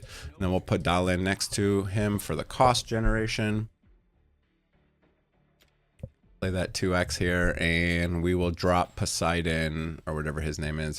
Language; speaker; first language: English; native; English